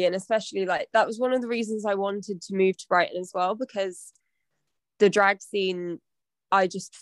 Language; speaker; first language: English; native; English